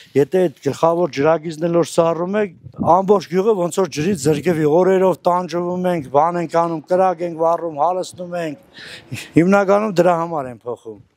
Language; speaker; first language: Armenian; native; Armenian